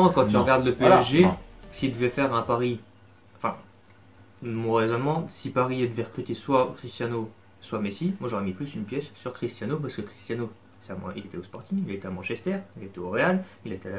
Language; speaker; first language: French; native; French